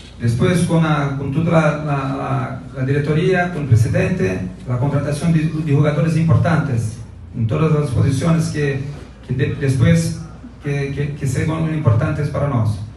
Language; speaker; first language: Spanish; non-native, learner; Portuguese